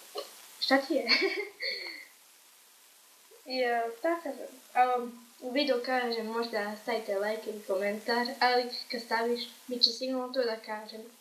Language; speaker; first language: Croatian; early bilingual, heritage; Croatian